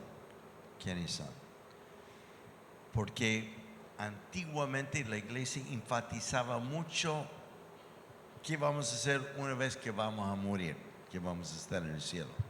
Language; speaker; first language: Spanish; non-native, fluent; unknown